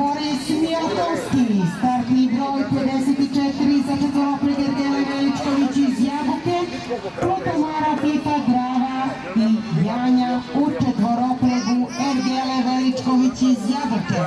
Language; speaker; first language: Bosnian; native; Bosnian